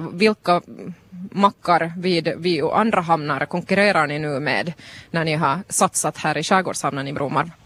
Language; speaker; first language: Swedish; native; Swedish